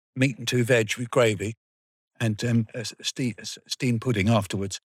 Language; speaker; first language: English; native; English